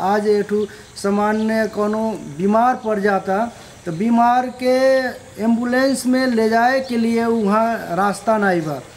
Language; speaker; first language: Bhojpuri; non-native, local second language; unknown